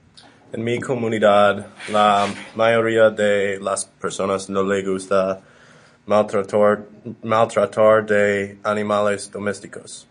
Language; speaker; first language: Spanish; non-native, learner; English